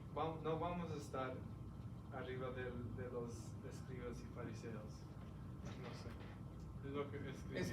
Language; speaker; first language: Spanish; early bilingual, heritage; Spanish